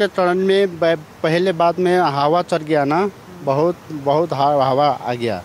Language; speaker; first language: Hindi; non-native, learner; Nepali